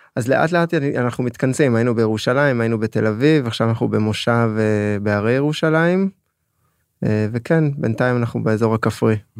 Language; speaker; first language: Hebrew; early bilingual, other home language; French